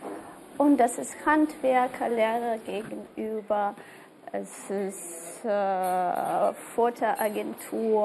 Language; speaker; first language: German; non-native, fluent; Russian